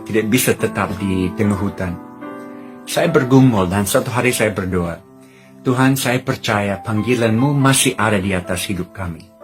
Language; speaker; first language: Indonesian; non-native, fluent; English